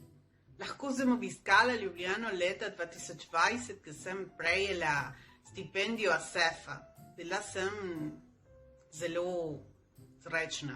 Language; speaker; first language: Slovenian; early bilingual, heritage; Spanish